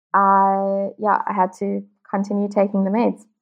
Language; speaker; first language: English; native; English